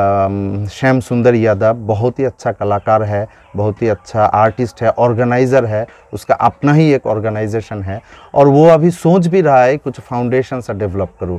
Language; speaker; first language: Hindi; non-native, fluent; Bangla